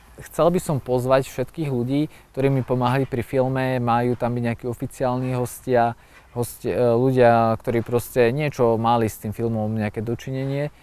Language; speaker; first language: Slovak; native; Slovak